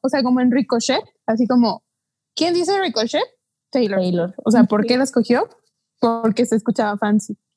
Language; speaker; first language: Spanish; native; Spanish